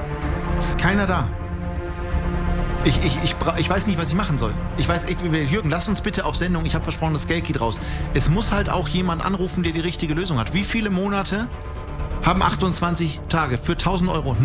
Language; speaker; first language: German; native; German